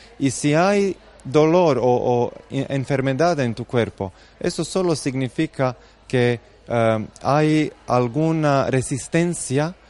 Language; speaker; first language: Spanish; non-native, fluent; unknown